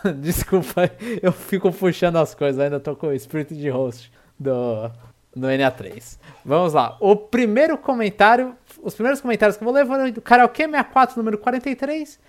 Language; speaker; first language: Portuguese; native; Portuguese